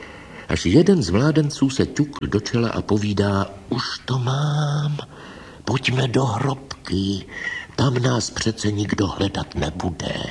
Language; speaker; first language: Czech; native; Czech